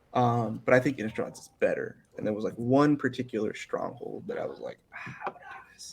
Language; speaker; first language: English; native; English